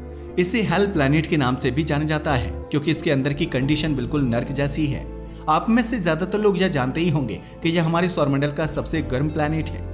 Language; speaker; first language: Hindi; native; Hindi